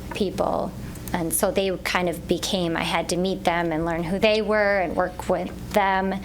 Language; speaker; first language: English; native; English